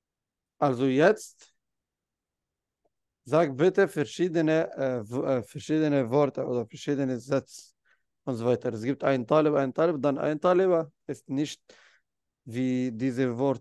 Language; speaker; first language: German; non-native, fluent; Arabic